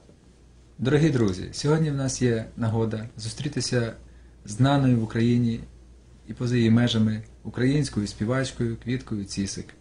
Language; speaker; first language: Ukrainian; native; Ukrainian